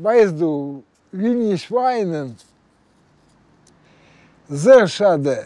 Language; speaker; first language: German; non-native, learner; Russian